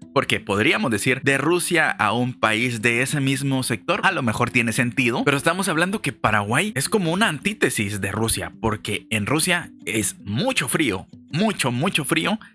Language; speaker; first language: Spanish; native; Spanish